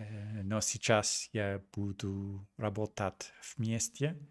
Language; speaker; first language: Russian; non-native, learner; English